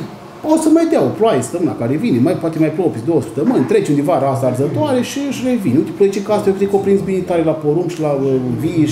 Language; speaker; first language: Romanian; native; Romanian